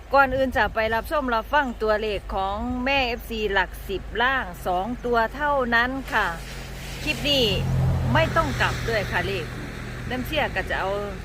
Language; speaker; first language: Thai; native; Thai